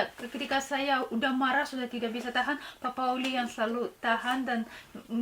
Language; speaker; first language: Indonesian; non-native, fluent; Russian